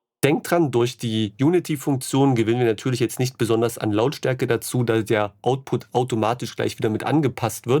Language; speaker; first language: German; native; German